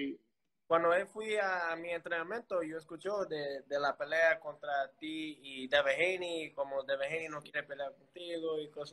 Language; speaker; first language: Spanish; early bilingual, heritage; English